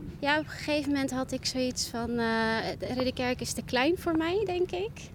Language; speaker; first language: Dutch; native; Dutch